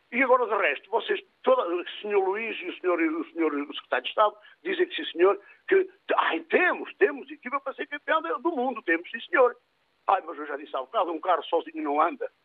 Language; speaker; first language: Portuguese; native; Portuguese